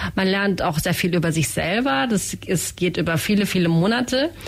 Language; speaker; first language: German; native; German